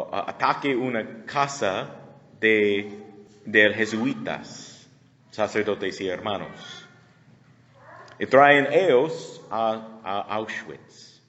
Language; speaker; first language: Spanish; non-native, learner; English